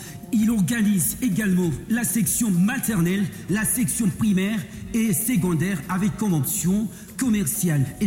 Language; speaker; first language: French; non-native, local second language; Swahili